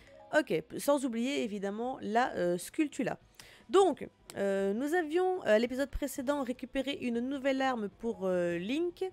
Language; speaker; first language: French; native; French